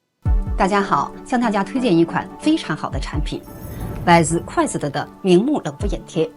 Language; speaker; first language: Chinese; native; Chinese